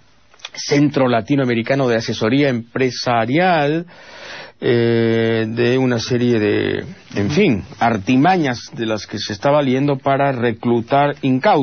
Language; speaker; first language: Spanish; native; Spanish